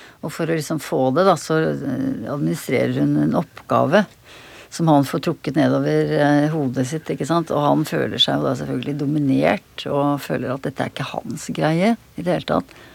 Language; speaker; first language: Norwegian; native; Norwegian